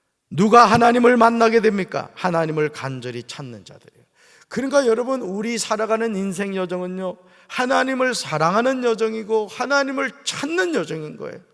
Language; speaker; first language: Korean; native; Korean